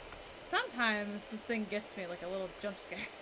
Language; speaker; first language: English; native; English